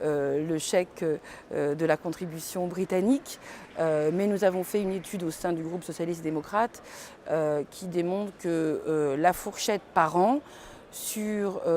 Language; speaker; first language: French; native; French